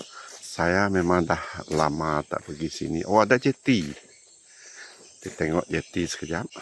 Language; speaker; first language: Malay; native; Malay